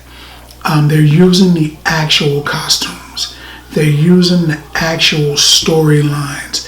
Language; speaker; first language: English; native; English